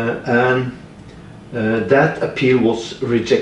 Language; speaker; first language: English; non-native, fluent; Norwegian